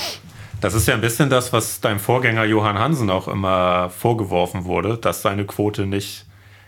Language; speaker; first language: German; native; German